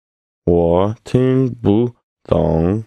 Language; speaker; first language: Chinese; non-native, learner; English